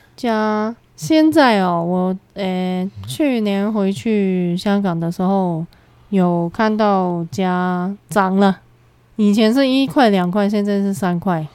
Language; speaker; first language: Chinese; non-native, local second language; Cantonese